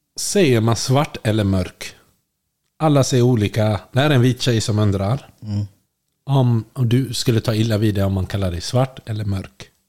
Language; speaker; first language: Swedish; early bilingual, other home language; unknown